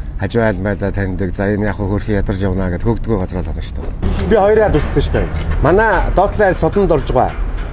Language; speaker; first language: Mongolian; native; Mongolian